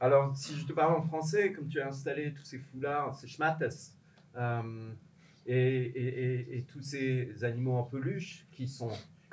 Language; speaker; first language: French; native; French